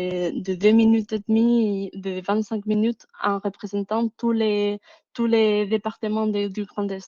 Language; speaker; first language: French; non-native, fluent; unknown